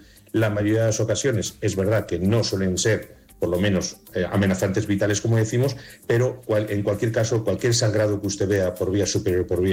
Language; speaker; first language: Spanish; native; Spanish